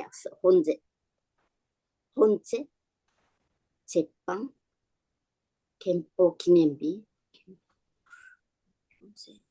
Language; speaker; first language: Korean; non-native, learner; Japanese